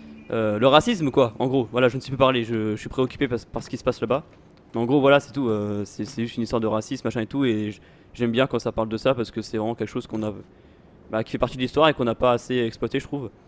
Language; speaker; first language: French; native; French